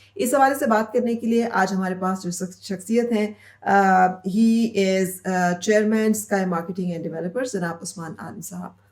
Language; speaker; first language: Urdu; native; Urdu